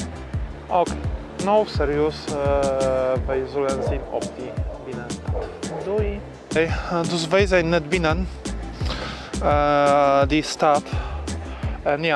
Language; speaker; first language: Dutch; non-native, learner; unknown